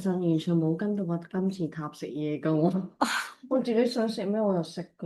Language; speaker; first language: Cantonese; native; Cantonese